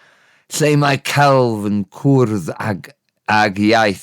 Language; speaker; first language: Welsh; non-native, learner; English